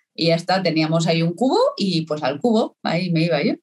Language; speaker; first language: Spanish; native; Spanish